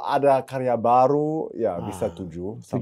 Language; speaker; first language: Indonesian; early bilingual, heritage; German